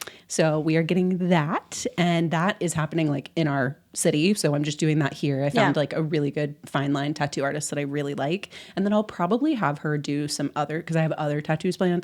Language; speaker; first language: English; native; English